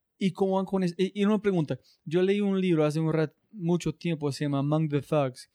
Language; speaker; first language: Spanish; non-native, learner; English